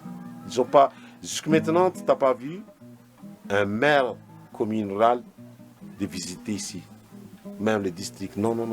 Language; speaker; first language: French; non-native, local second language; Malagasy